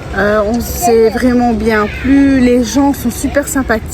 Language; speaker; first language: French; native; French